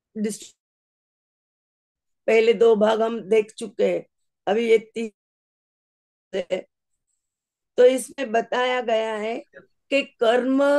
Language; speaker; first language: Hindi; non-native, local second language; Marathi